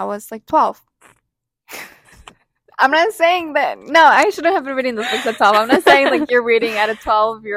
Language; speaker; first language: English; non-native, fluent; Spanish